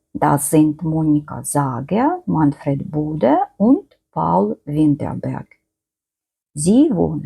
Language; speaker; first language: German; non-native, fluent; Ukrainian